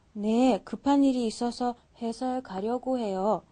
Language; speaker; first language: Korean; non-native, learner; Mongolian